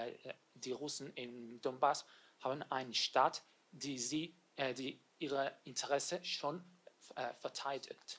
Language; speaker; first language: German; non-native, learner; Catalan